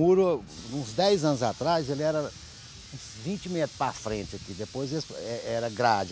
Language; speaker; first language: Portuguese; native; Portuguese